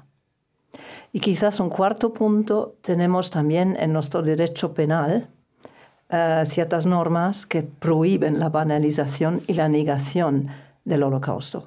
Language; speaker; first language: Spanish; non-native, fluent; German